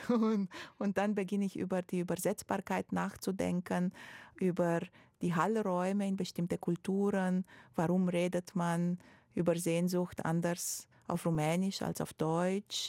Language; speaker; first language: German; non-native, fluent; Romanian